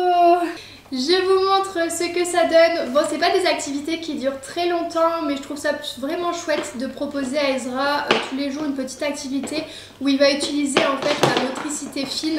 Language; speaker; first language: French; native; French